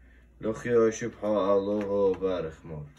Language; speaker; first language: Arabic; native; Arabic